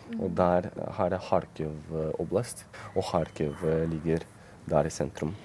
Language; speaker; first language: Norwegian; non-native, fluent; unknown